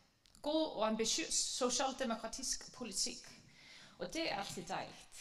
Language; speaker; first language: Danish; non-native, fluent; Icelandic